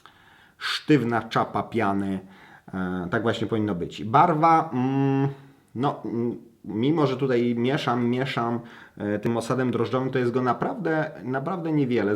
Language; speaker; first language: Polish; native; Polish